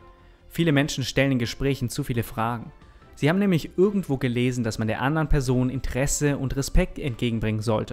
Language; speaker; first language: German; native; German